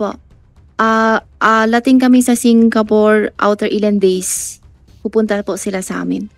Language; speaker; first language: Filipino; non-native, learner; Chinese